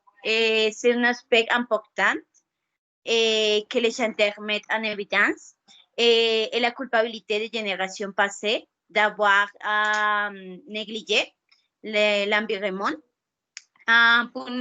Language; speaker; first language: French; non-native, learner; Spanish